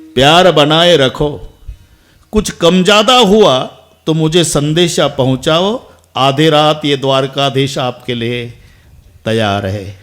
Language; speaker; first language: Hindi; non-native, local second language; Marathi